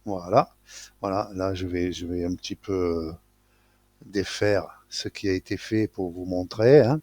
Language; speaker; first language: French; native; French